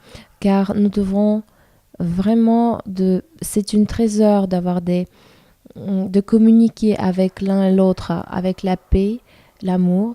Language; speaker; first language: French; non-native, fluent; Russian